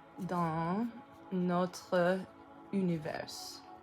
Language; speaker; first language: French; non-native, learner; English